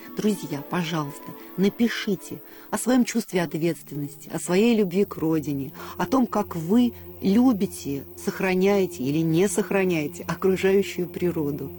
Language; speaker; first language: Russian; native; Russian